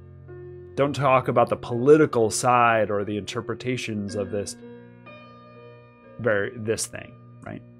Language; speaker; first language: English; native; English